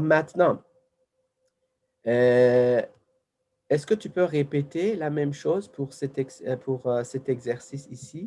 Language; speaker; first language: French; non-native, fluent; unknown